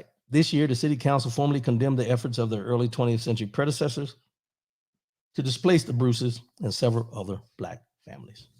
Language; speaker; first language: English; native; English